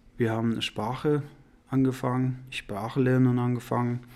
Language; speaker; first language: German; non-native, learner; Persian